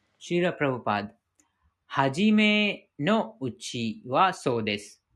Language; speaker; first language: Japanese; non-native, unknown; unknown